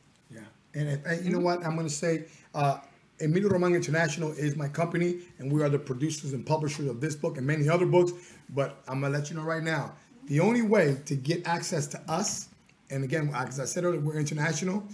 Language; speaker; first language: English; early bilingual, other home language; Spanish